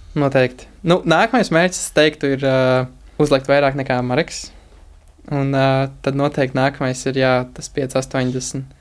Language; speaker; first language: Latvian; native; Latvian